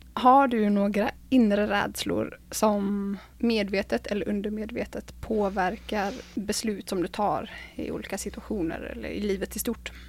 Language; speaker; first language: Swedish; native; Swedish